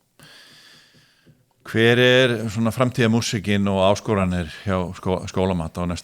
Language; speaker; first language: Icelandic; native; Icelandic